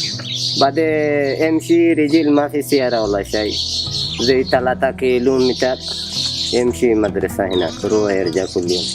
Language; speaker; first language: Arabic; non-native, learner; Bangla